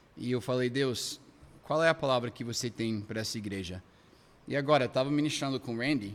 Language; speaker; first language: Portuguese; non-native, fluent; English